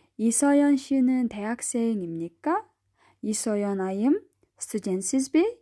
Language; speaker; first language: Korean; non-native, fluent; Kyrgyz